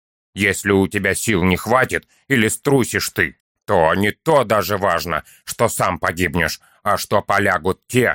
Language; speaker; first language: Russian; native; Russian